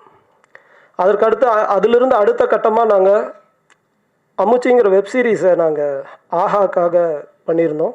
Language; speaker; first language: Tamil; native; Tamil